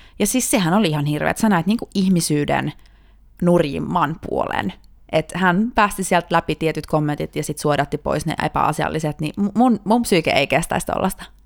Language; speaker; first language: Finnish; native; Finnish